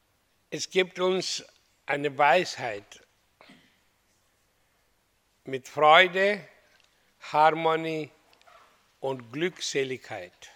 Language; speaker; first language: German; non-native, learner; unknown